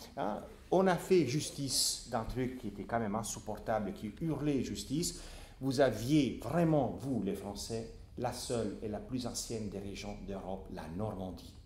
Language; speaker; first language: French; non-native, fluent; Italian